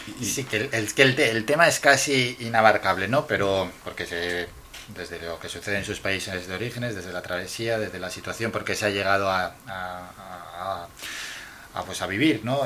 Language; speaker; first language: Spanish; native; Spanish